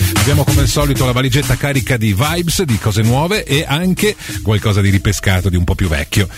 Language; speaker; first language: Italian; native; Italian